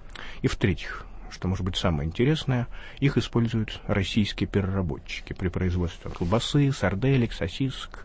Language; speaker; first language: Russian; native; Russian